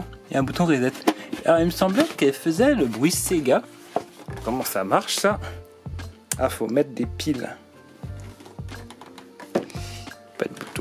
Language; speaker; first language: French; native; French